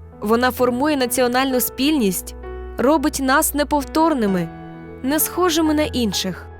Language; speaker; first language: Ukrainian; native; Ukrainian